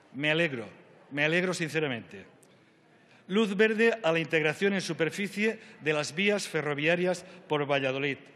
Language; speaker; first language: Spanish; native; Spanish